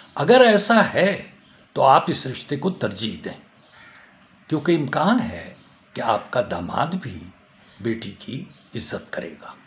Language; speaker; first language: Urdu; native; Urdu